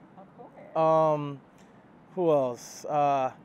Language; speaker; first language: English; native; English